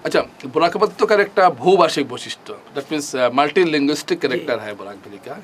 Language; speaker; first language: Hindi; non-native, local second language; Bangla